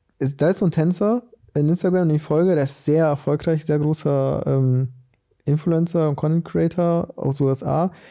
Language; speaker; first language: German; early bilingual, other home language; Portuguese